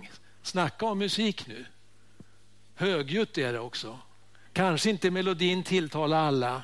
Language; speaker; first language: Swedish; native; Swedish